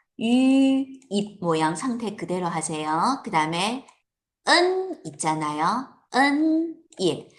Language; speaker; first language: Korean; non-native, fluent; Chinese